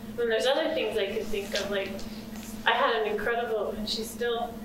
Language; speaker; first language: English; native; English